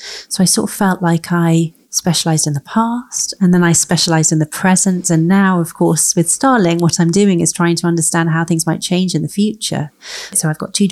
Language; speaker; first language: English; native; English